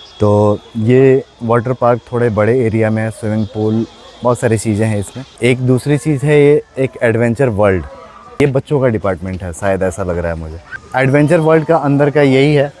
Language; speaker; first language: Hindi; native; Hindi